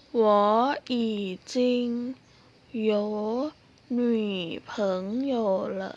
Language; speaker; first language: Chinese; non-native, fluent; Thai